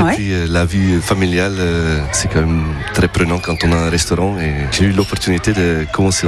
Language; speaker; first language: French; native; French